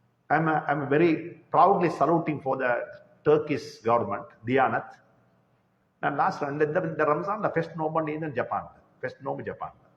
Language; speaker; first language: English; non-native, local second language; Tamil